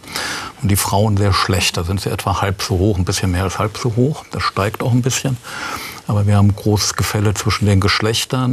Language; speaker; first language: German; native; German